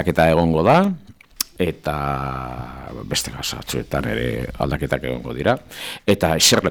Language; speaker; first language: Basque; native; Basque